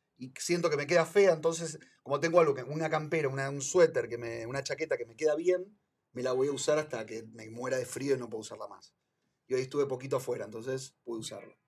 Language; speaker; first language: Spanish; native; Spanish